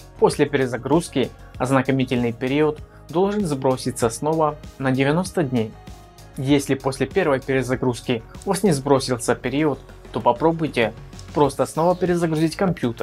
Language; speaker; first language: Russian; native; Russian